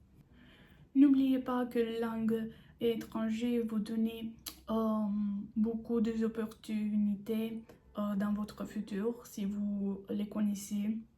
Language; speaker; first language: French; non-native, learner; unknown